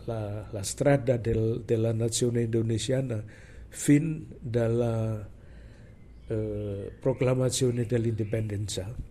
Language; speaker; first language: Italian; non-native, fluent; Javanese